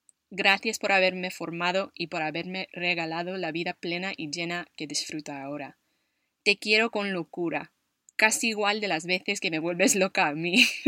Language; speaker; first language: Spanish; non-native, fluent; English